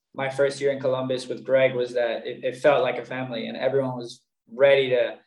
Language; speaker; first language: English; native; English